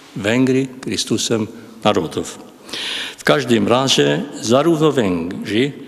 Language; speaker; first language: Polish; non-native, fluent; Hungarian